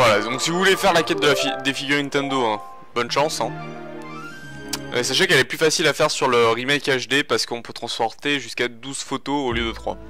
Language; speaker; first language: French; native; French